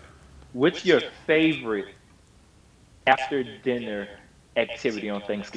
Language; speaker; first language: English; native; English